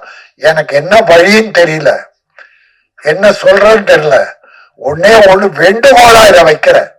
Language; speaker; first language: Tamil; native; Tamil